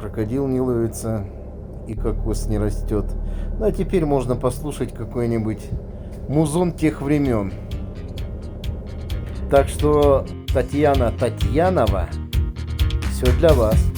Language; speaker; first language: Russian; native; Russian